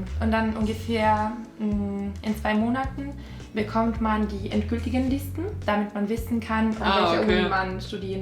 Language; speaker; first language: German; non-native, fluent; Italian